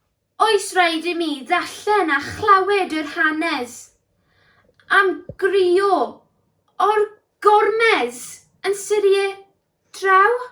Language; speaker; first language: Welsh; non-native, learner; English